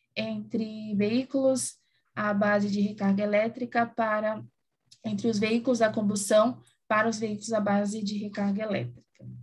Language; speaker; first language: Spanish; non-native, learner; Portuguese